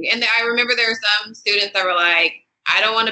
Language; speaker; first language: English; native; English